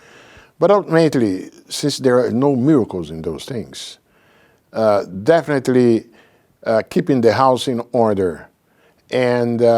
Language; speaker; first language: English; non-native, fluent; Portuguese